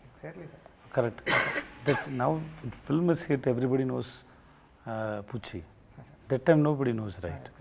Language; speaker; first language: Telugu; non-native, learner; Tamil